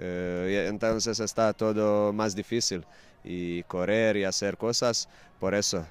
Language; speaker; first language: Spanish; non-native, fluent; Croatian